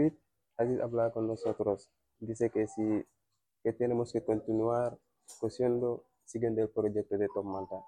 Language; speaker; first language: Spanish; non-native, learner; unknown